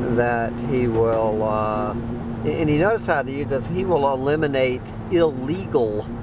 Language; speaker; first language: English; native; English